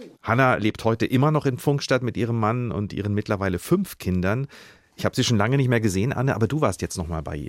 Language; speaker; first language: German; native; German